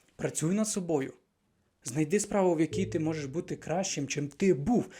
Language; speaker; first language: Ukrainian; non-native, local second language; Russian